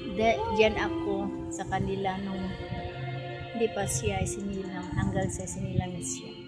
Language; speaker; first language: Filipino; non-native, local second language; Cebuano